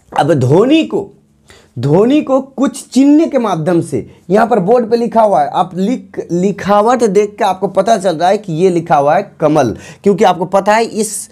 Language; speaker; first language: Hindi; non-native, local second language; Bangla